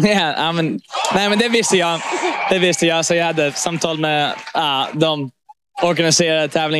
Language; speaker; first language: Swedish; early bilingual, heritage; English